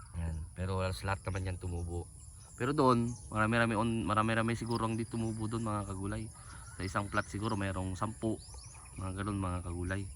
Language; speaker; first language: Filipino; non-native, local second language; Cebuano